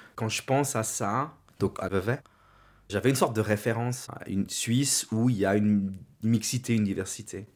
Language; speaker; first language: French; native; French